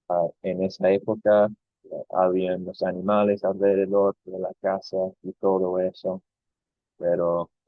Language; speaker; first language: Spanish; non-native, fluent; English